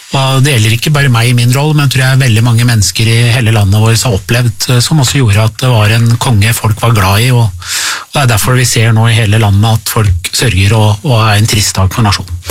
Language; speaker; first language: Norwegian; early bilingual, other home language; Persian